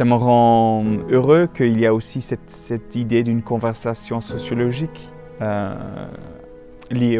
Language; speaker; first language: French; non-native, local second language; Dutch